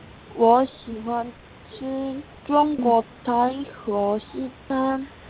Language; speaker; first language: Chinese; non-native, learner; Korean